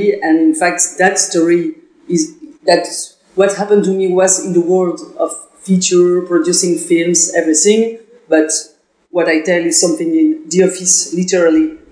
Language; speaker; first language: English; non-native, fluent; French